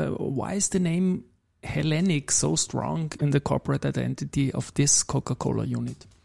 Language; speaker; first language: English; non-native, fluent; German